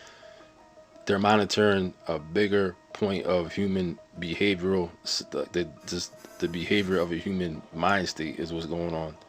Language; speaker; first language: English; native; English